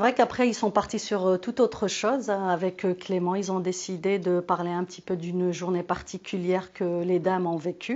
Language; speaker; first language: French; native; French